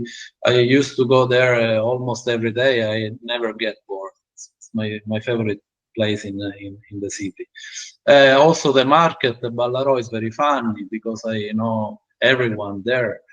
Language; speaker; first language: English; non-native, learner; Italian